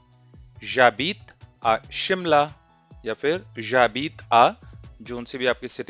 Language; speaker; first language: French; non-native, fluent; Hindi